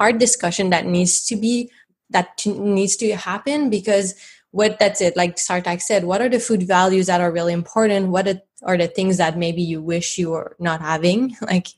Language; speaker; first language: English; non-native, fluent; French